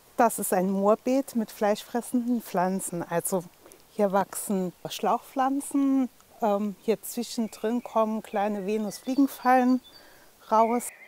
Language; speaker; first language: German; native; German